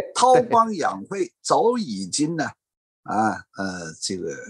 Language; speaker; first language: Chinese; non-native, fluent; Cantonese